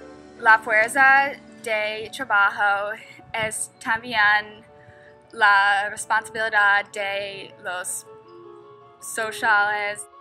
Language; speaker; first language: Spanish; non-native, learner; English